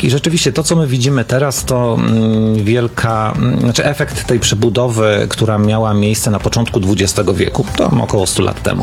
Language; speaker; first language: Polish; native; Polish